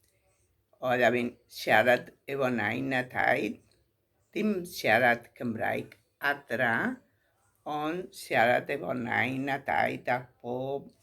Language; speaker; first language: Welsh; early bilingual, heritage; Spanish